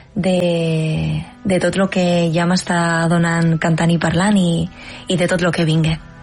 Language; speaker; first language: Catalan; native; Catalan